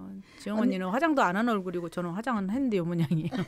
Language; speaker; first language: Korean; native; Korean